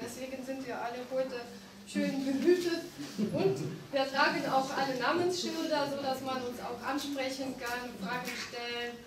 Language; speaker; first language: German; non-native, fluent; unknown